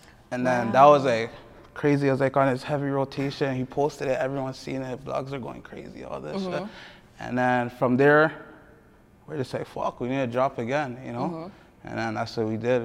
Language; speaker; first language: English; early bilingual, other home language; French